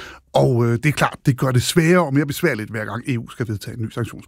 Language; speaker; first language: Danish; native; Danish